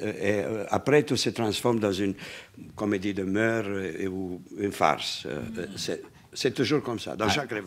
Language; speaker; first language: French; non-native, fluent; Romanian